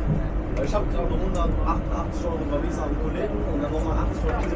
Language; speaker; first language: German; non-native, learner; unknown